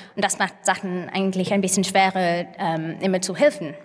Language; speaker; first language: German; non-native, fluent; English